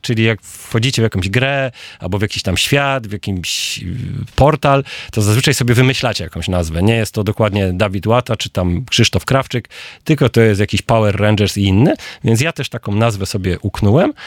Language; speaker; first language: Polish; native; Polish